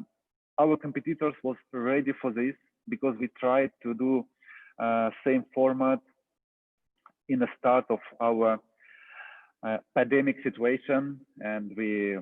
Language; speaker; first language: English; non-native, fluent; Russian